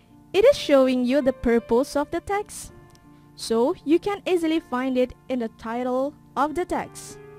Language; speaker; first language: English; non-native, fluent; Indonesian